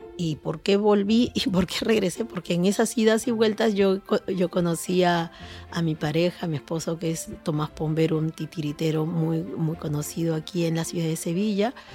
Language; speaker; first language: Spanish; native; Spanish